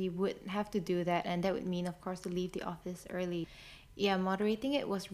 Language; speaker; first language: English; non-native, local second language; Chinese